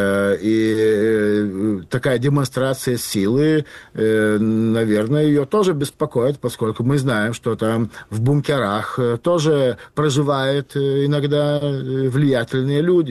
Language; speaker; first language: Russian; non-native, fluent; Lithuanian